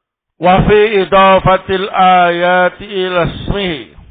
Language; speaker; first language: Arabic; non-native, fluent; Indonesian